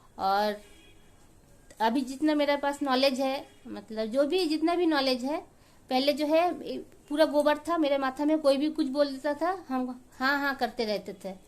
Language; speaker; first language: Hindi; non-native, local second language; Bangla